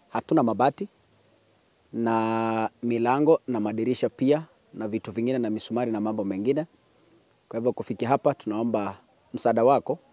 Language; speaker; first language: Swahili; non-native, local second language; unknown